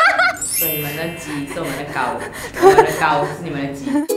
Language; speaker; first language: Chinese; non-native, local second language; Min Nan Chinese